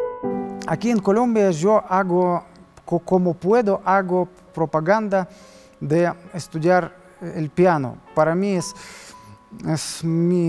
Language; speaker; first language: Spanish; non-native, learner; Russian